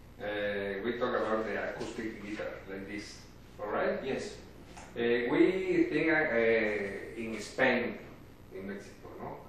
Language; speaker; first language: English; non-native, learner; Spanish